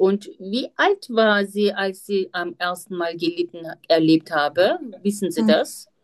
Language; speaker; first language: German; non-native, fluent; Turkish